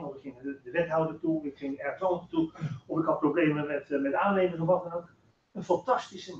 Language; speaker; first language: Dutch; native; Dutch